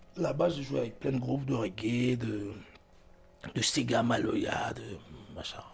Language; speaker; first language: French; non-native, local second language; Fon